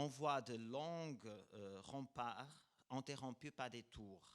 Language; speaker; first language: French; non-native, fluent; Portuguese